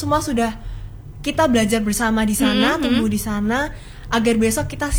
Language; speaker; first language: Indonesian; native; Indonesian